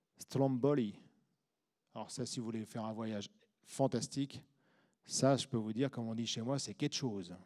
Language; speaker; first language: French; native; French